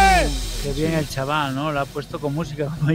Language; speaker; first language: Spanish; native; Spanish